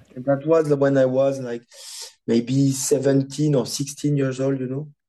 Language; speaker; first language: English; non-native, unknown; French